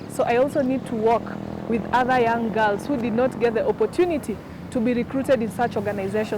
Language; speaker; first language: English; non-native, local second language; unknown